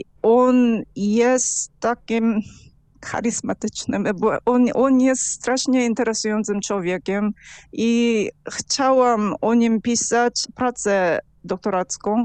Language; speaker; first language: Polish; non-native, fluent; Korean